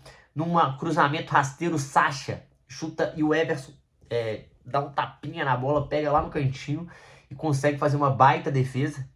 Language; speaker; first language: Portuguese; native; Portuguese